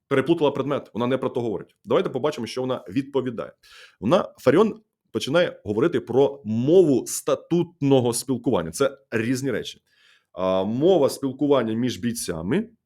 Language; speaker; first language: Ukrainian; native; Ukrainian